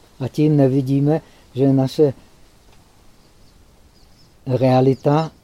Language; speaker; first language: Czech; native; Czech